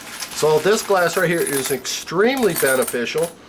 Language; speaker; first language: English; native; English